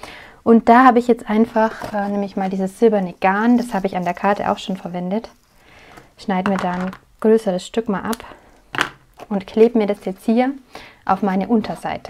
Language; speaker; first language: German; native; German